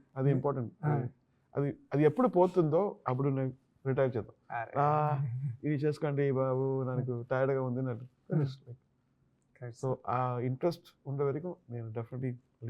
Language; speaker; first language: Telugu; non-native, learner; Tamil